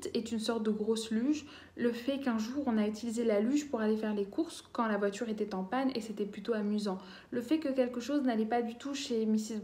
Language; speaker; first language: French; native; French